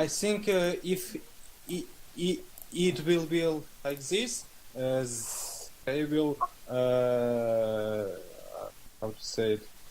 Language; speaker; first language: English; non-native, learner; Russian